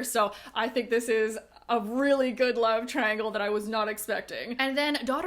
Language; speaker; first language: English; native; English